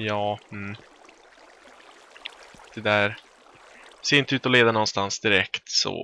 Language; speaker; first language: Swedish; native; Swedish